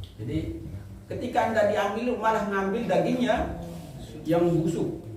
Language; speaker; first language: Indonesian; native; Indonesian